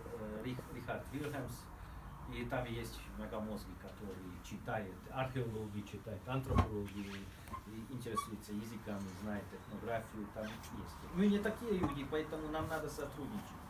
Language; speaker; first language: Russian; non-native, fluent; Hungarian